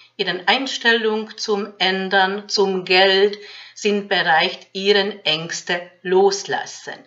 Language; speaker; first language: German; non-native, fluent; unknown